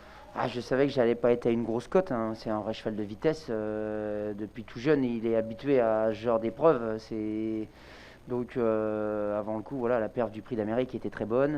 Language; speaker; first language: French; native; French